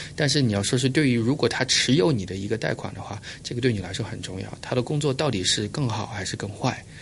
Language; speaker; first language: Chinese; early bilingual, heritage; Chinese